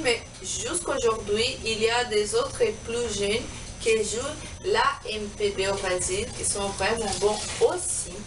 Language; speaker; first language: French; non-native, learner; Portuguese